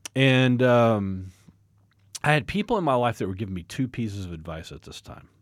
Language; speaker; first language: English; native; English